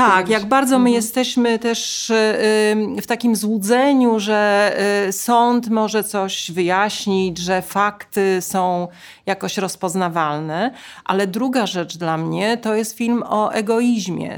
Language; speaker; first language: Polish; native; Polish